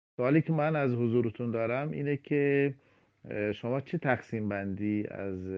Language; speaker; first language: Persian; non-native, local second language; Baluchi